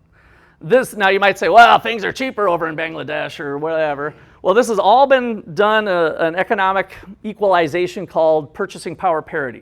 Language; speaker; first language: English; native; English